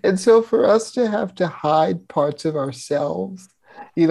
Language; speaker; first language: English; native; English